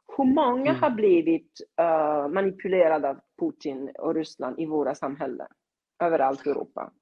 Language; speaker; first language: Swedish; non-native, fluent; Italian